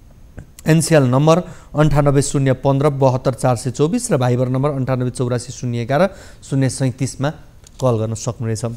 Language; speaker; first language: Nepali; native; Nepali